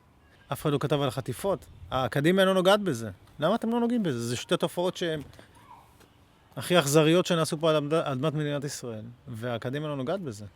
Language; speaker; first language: Hebrew; native; Hebrew